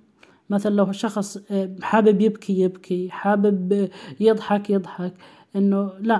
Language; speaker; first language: Arabic; native; Arabic